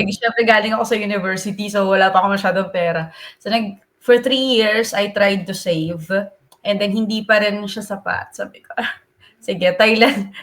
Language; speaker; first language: Filipino; native; Filipino